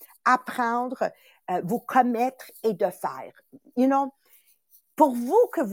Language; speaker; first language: French; native; French